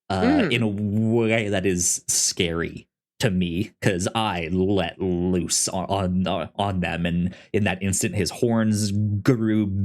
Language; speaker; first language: English; native; English